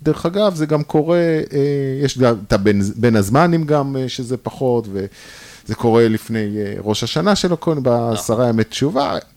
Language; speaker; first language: Hebrew; native; Hebrew